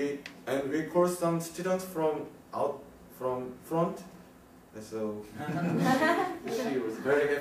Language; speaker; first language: English; non-native, learner; Korean